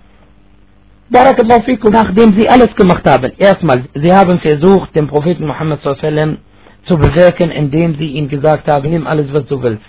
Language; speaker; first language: German; non-native, fluent; Arabic